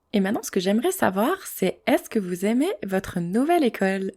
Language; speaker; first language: French; native; French